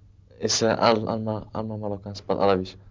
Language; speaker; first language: Dutch; non-native, learner; Arabic